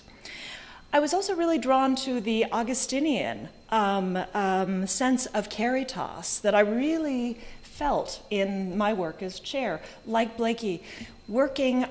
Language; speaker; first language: English; native; English